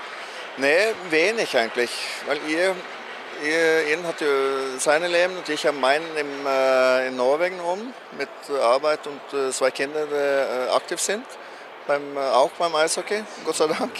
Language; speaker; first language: German; non-native, fluent; Norwegian